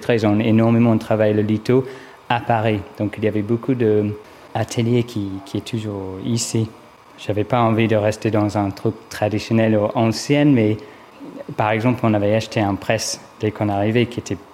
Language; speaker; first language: French; non-native, fluent; English